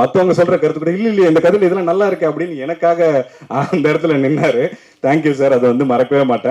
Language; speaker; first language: Tamil; native; Tamil